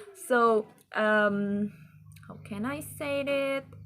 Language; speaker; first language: English; non-native, learner; Indonesian